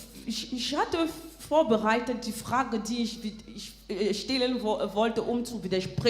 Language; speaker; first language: German; non-native, fluent; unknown